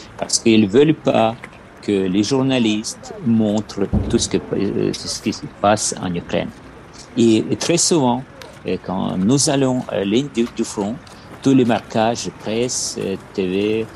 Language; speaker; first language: French; non-native, learner; Ukrainian